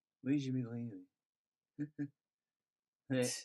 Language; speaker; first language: French; native; French